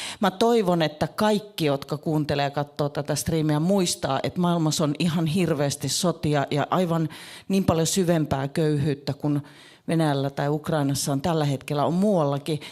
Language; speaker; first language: Finnish; native; Finnish